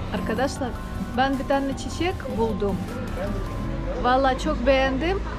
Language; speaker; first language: Turkish; non-native, learner; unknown